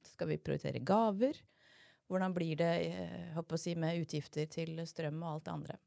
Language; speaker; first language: Norwegian; early bilingual, heritage; Norwegian